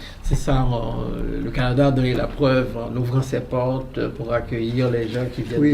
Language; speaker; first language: French; native; French